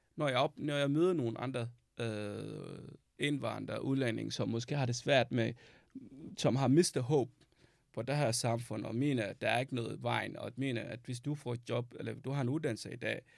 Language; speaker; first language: Danish; non-native, fluent; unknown